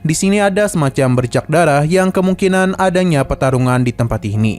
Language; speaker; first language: Indonesian; native; Indonesian